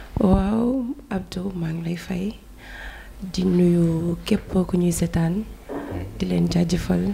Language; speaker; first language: Wolof; non-native, local second language; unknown